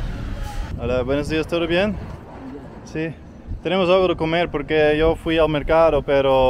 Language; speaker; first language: Spanish; non-native, learner; Dutch